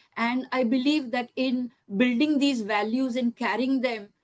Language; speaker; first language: English; non-native, local second language; Gujarati